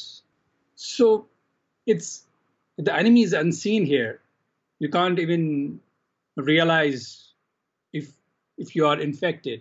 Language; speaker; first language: English; non-native, local second language; Kashmiri